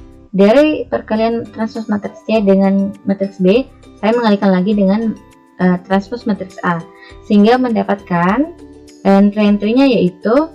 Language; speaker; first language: Indonesian; native; Indonesian